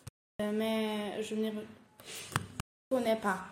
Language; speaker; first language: French; non-native, learner; German